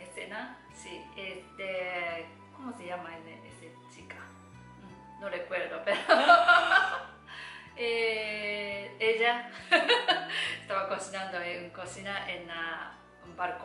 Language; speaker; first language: Spanish; non-native, learner; Japanese